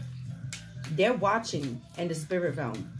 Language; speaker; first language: English; native; English